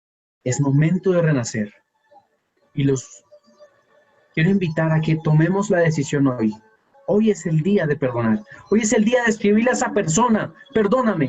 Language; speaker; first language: Spanish; native; Spanish